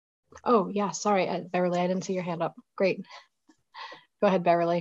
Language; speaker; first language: English; native; English